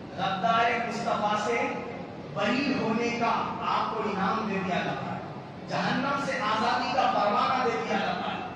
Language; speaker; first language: Urdu; native; Urdu